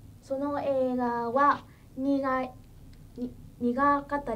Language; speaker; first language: Japanese; non-native, fluent; Vietnamese